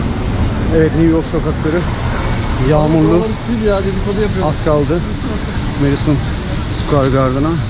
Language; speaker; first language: Turkish; native; Turkish